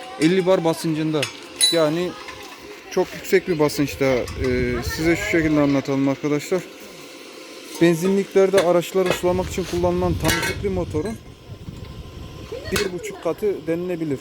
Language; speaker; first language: Turkish; native; Turkish